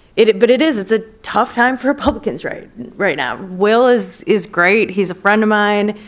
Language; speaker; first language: English; native; English